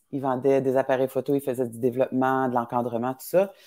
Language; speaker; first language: French; native; French